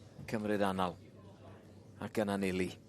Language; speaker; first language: Welsh; native; Welsh